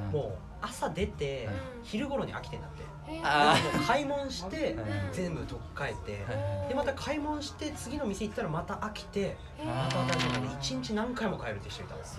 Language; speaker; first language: Japanese; native; Japanese